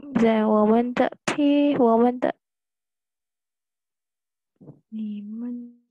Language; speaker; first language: Chinese; non-native, learner; Indonesian